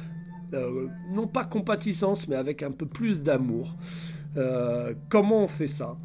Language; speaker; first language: French; native; French